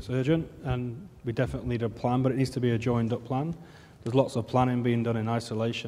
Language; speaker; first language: English; native; English